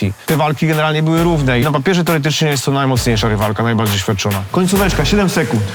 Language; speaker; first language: Polish; native; Polish